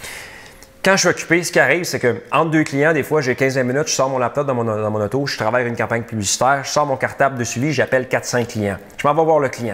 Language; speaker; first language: French; native; French